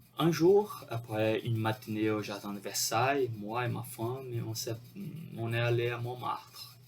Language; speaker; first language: French; non-native, fluent; Portuguese